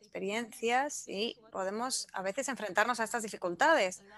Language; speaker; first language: Spanish; non-native, fluent; Polish